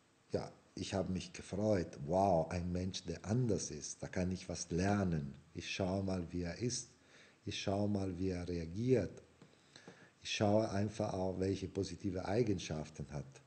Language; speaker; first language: German; non-native, fluent; Italian